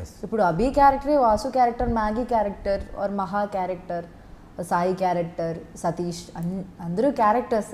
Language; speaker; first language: Telugu; non-native, fluent; Malayalam